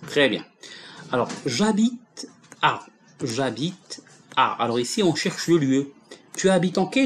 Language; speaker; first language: French; non-native, local second language; Arabic